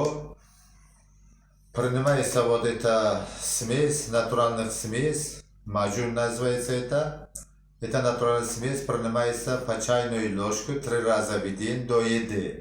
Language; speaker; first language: Russian; non-native, local second language; Uzbek